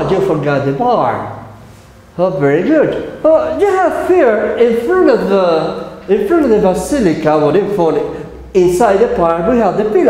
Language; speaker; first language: English; non-native, fluent; Spanish